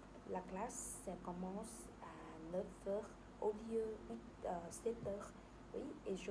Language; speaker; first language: French; non-native, learner; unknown